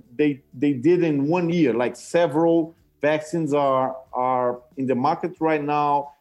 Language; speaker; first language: English; non-native, fluent; Portuguese